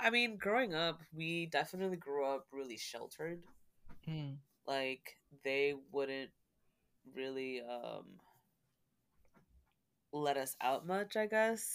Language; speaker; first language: English; early bilingual, other home language; Spanish